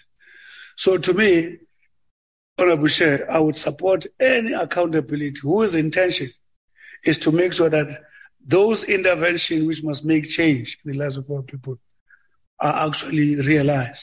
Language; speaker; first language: English; non-native, local second language; Xhosa